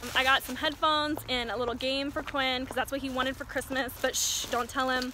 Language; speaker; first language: English; native; English